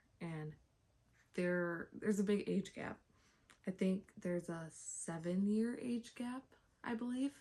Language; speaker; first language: English; native; English